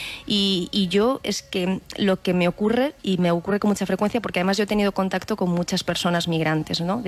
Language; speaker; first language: Spanish; native; Spanish